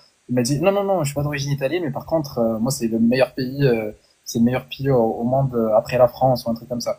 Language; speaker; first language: French; non-native, fluent; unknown